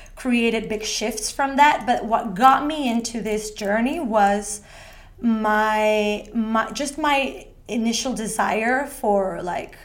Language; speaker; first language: English; non-native, fluent; Spanish